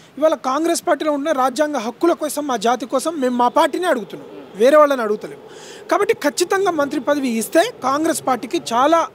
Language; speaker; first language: Telugu; non-native, local second language; Lambadi